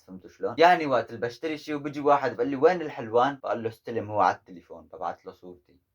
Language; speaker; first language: Arabic; native; Arabic